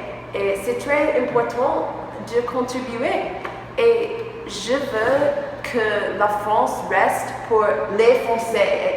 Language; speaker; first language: French; non-native, learner; English